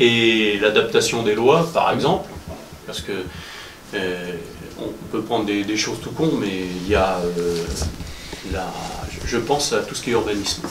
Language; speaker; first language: French; native; French